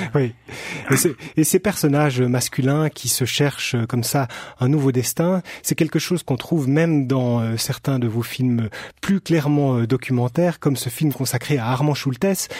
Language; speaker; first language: French; native; French